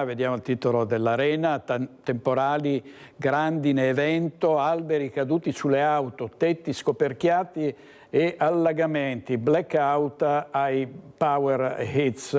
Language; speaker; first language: Italian; native; Italian